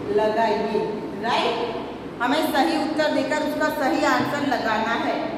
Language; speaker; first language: Hindi; non-native, local second language; Gujarati